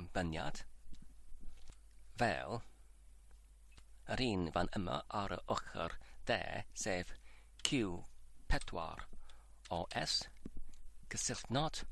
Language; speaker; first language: Welsh; non-native, learner; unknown